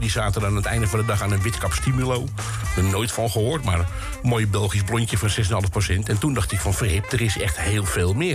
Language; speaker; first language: Dutch; native; Dutch